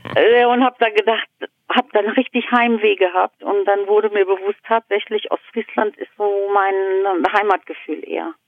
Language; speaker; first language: German; native; German